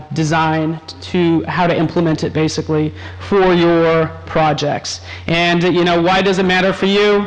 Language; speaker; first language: English; native; English